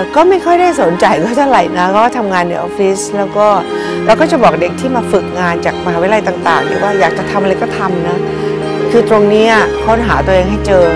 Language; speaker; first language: Thai; native; Thai